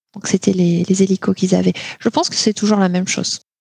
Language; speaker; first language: French; native; French